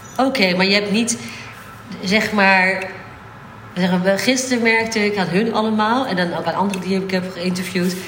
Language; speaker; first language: Dutch; native; Dutch